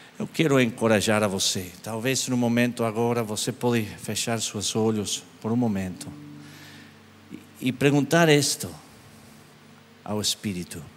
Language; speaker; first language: Portuguese; non-native, learner; English